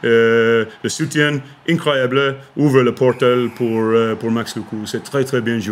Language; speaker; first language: French; non-native, learner; English